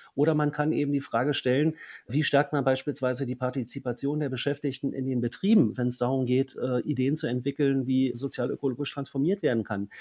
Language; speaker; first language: German; native; German